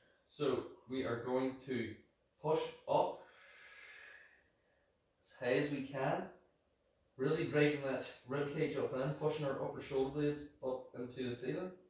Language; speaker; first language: English; native; English